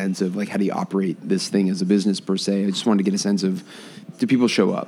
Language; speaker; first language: English; native; English